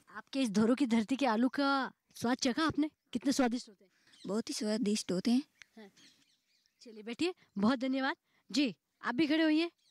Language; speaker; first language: Hindi; native; Hindi